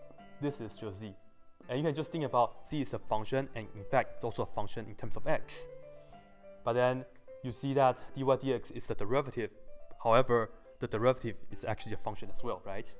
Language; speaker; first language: English; non-native, fluent; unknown